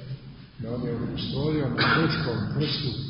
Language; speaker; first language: Russian; non-native, learner; Serbian